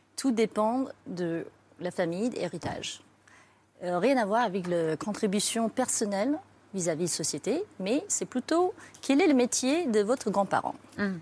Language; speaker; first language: French; non-native, fluent; Chinese